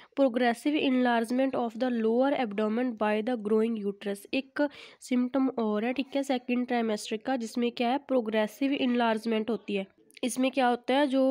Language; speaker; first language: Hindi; non-native, local second language; Punjabi